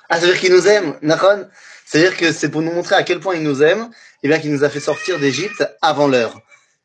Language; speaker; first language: French; native; French